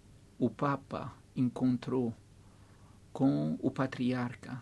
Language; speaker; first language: Portuguese; non-native, fluent; Arabic